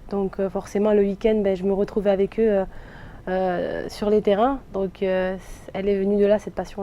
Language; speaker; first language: French; native; French